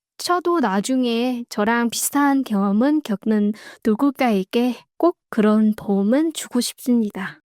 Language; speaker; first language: Korean; non-native, fluent; Vietnamese